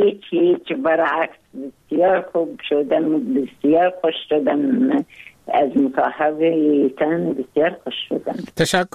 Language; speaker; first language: Persian; non-native, learner; Arabic